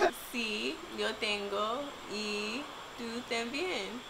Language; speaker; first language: Spanish; non-native, learner; English